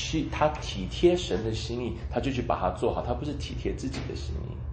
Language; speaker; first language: Chinese; native; Chinese